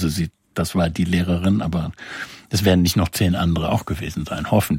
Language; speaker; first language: German; native; German